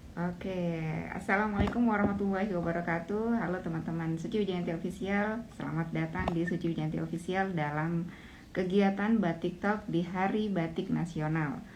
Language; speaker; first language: Indonesian; native; Indonesian